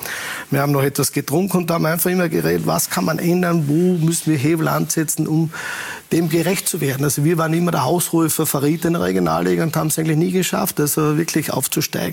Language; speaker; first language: German; native; German